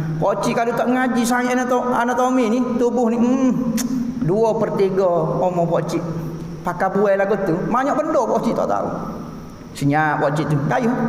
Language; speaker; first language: Malay; native; Malay